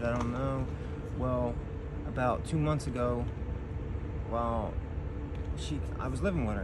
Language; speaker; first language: English; native; English